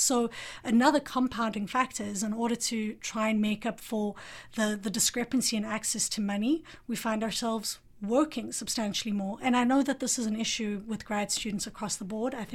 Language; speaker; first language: English; native; English